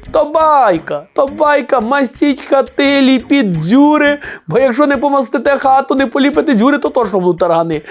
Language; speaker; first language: Ukrainian; native; Ukrainian